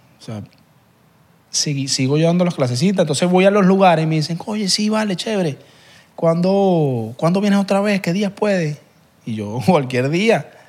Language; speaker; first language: Spanish; native; Spanish